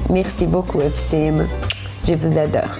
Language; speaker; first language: French; non-native, fluent; Portuguese